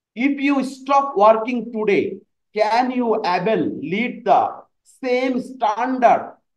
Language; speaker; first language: English; non-native, local second language; Bangla